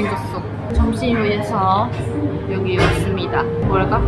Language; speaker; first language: Korean; non-native, learner; Chinese